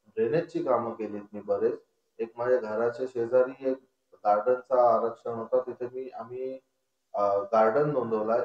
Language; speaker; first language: Marathi; non-native, local second language; Konkani